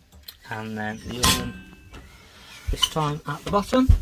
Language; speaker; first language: English; native; English